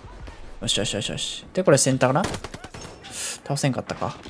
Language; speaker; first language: Japanese; native; Japanese